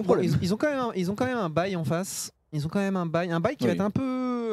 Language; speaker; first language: French; native; French